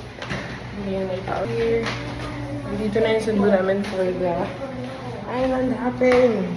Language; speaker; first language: Filipino; native; Filipino